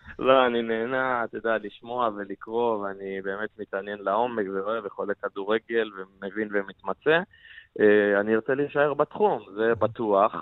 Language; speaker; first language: Hebrew; native; Hebrew